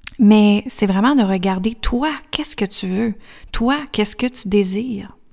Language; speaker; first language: French; native; French